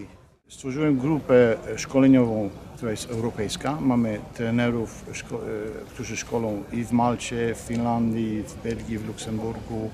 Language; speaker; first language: Polish; early bilingual, heritage; Polish